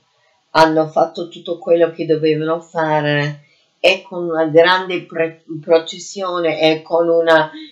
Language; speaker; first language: Italian; non-native, fluent; English